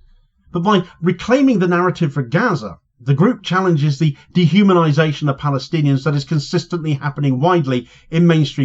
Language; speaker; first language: English; native; English